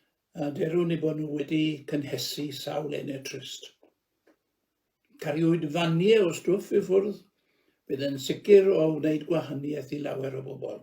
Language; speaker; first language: Welsh; native; Welsh